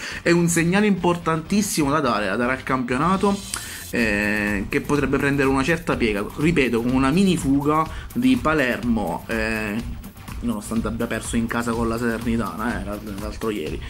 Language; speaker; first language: Italian; native; Italian